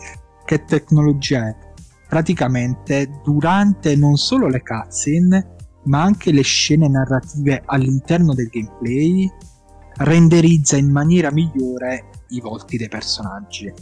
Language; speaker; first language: Italian; native; Italian